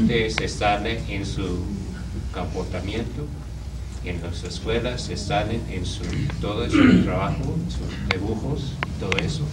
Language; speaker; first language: Spanish; non-native, learner; English